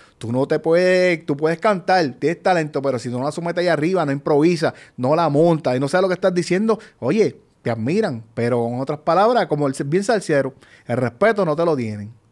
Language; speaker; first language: Spanish; native; Spanish